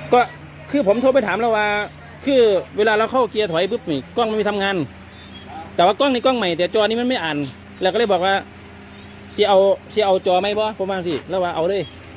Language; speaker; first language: Thai; native; Thai